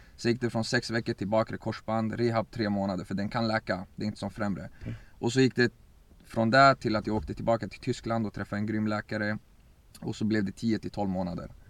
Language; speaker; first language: Swedish; early bilingual, other home language; Kurdish